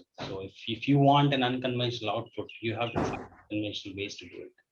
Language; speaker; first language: English; non-native, local second language; Hindi